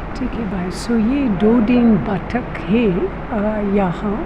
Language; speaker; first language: Hindi; non-native, learner; English